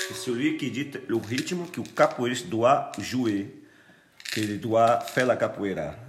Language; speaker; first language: French; non-native, fluent; Portuguese